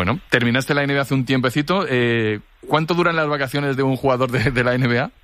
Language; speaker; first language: Spanish; native; Spanish